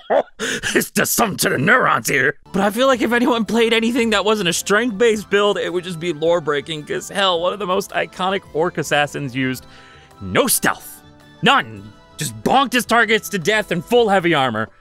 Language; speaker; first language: English; native; English